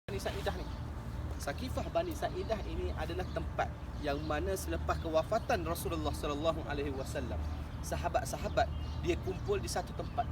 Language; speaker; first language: Malay; native; Malay